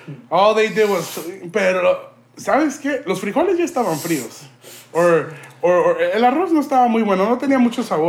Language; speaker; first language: Spanish; early bilingual, heritage; Spanish